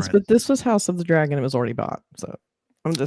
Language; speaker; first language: English; native; English